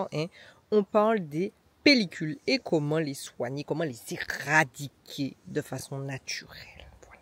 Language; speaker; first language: French; native; French